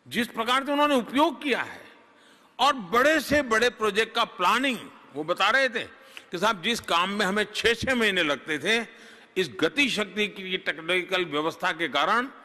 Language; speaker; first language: Hindi; non-native, local second language; Gujarati